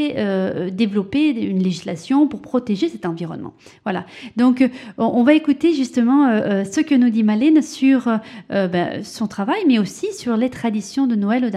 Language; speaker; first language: French; native; French